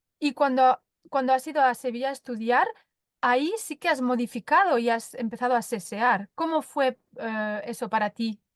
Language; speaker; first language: Spanish; native; Spanish